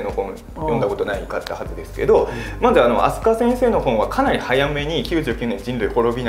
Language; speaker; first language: Japanese; native; Japanese